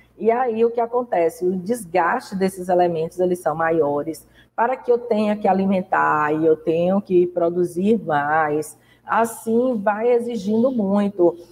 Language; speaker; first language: Portuguese; native; Portuguese